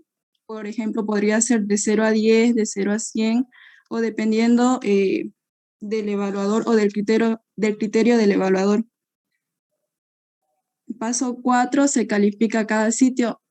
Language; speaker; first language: Spanish; native; Spanish